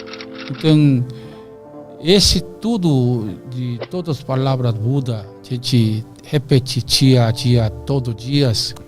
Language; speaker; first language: Portuguese; non-native, learner; Korean